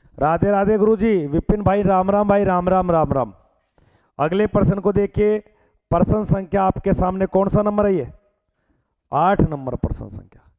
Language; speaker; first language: Hindi; native; Hindi